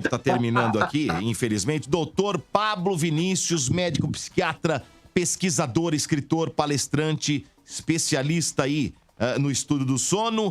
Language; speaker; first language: Portuguese; native; Portuguese